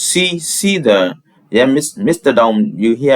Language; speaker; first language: English; non-native, fluent; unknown